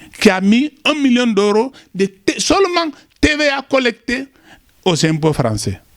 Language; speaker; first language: French; non-native, local second language; Wolof